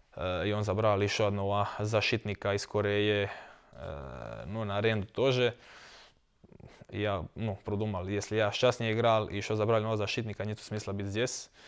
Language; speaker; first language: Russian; non-native, learner; Croatian